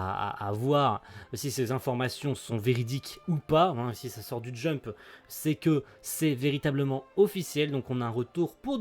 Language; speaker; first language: French; native; French